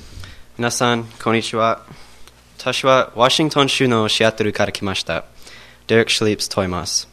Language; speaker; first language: Japanese; non-native, learner; English